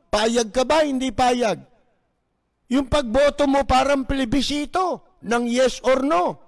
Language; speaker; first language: Filipino; native; Filipino